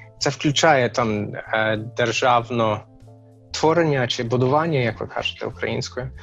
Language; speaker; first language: Ukrainian; non-native, fluent; English